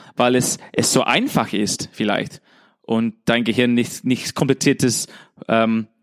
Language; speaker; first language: German; non-native, fluent; English